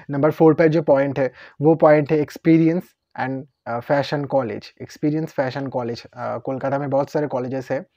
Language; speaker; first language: Hindi; non-native, local second language; Bangla